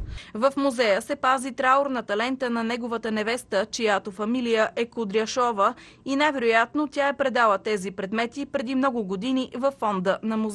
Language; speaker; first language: Bulgarian; native; Bulgarian